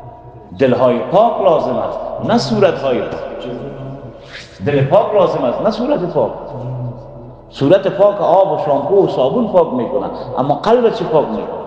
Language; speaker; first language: Persian; native; Persian